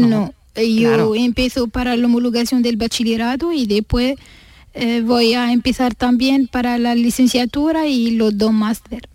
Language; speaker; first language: Spanish; non-native, learner; Arabic